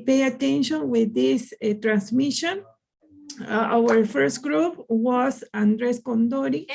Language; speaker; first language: English; non-native, learner; Spanish